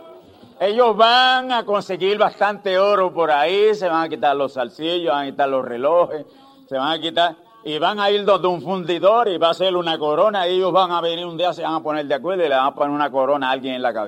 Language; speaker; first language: Spanish; native; Spanish